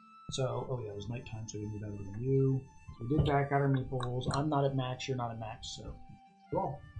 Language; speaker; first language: English; native; English